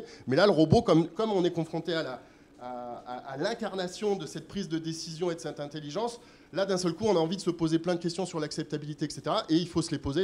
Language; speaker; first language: French; native; French